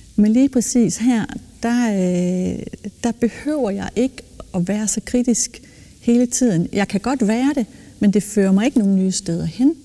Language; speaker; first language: Danish; native; Danish